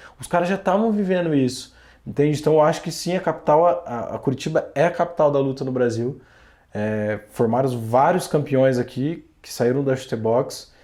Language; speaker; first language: Portuguese; native; Portuguese